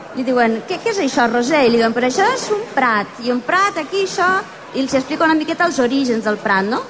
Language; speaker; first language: Catalan; native; Catalan